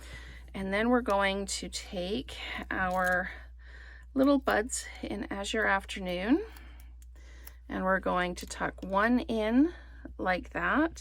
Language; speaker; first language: English; native; English